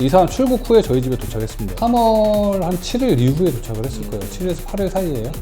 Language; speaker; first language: Korean; native; Korean